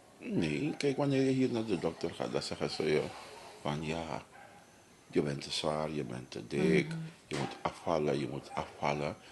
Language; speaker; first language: Dutch; native; Dutch